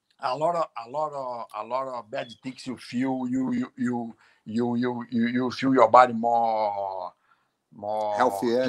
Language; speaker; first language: English; non-native, learner; Portuguese